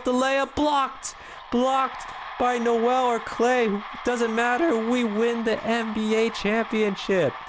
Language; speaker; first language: English; native; English